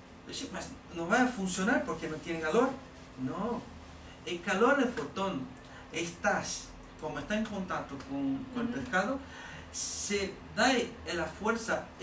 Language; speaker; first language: Spanish; non-native, learner; Portuguese